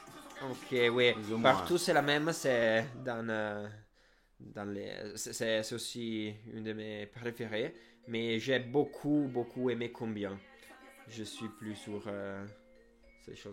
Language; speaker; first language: French; non-native, fluent; Italian